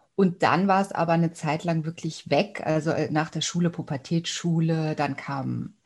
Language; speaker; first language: German; native; German